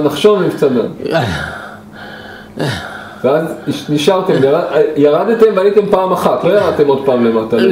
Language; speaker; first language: Hebrew; native; Hebrew